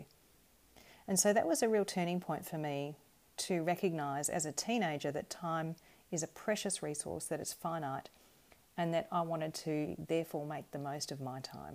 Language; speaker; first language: English; native; English